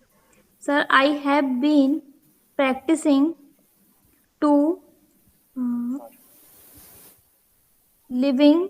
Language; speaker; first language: English; non-native, learner; Hindi